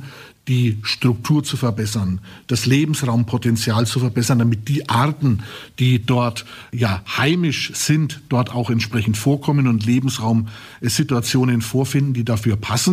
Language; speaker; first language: German; native; German